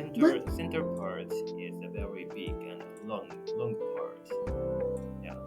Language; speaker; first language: English; non-native, learner; Japanese